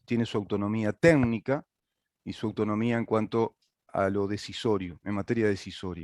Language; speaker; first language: Spanish; native; Spanish